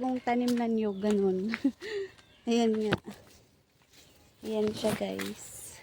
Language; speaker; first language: Filipino; native; Filipino